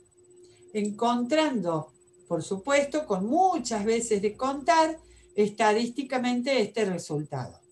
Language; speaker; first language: Spanish; native; Spanish